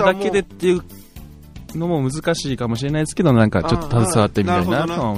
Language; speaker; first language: Japanese; native; Japanese